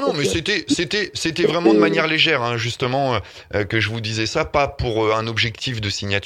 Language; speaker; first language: French; native; French